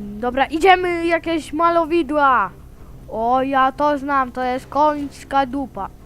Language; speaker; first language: Polish; native; Polish